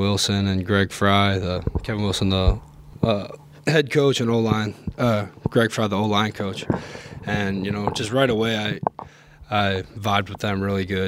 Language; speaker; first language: English; native; English